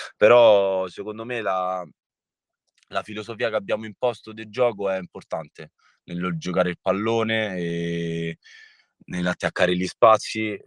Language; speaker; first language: Italian; native; Italian